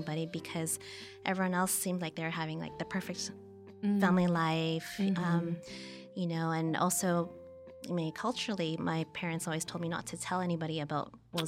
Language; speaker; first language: English; native; English